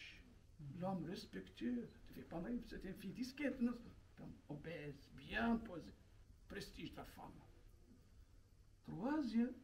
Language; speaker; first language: French; non-native, local second language; Arabic